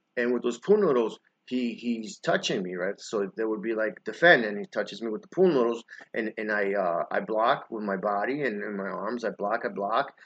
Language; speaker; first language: English; early bilingual, other home language; Spanish